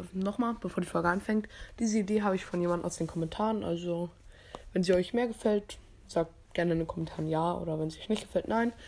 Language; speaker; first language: German; native; German